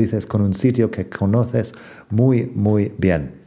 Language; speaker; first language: Spanish; non-native, fluent; English